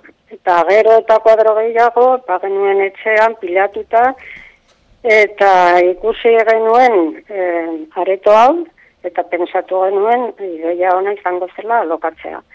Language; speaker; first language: Basque; non-native, local second language; Spanish